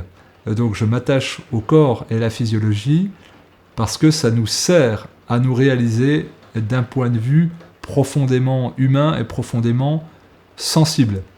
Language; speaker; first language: French; native; French